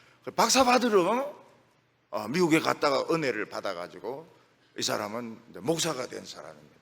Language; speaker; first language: Korean; native; Korean